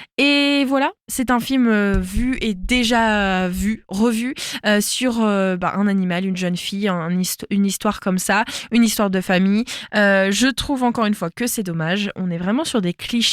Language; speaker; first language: French; native; French